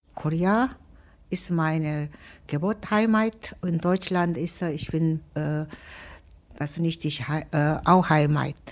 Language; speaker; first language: German; non-native, learner; Korean